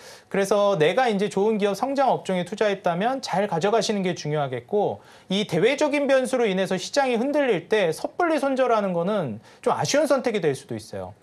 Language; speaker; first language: Korean; native; Korean